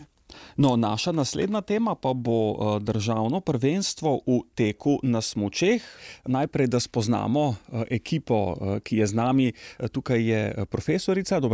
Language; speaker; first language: Slovenian; native; Slovenian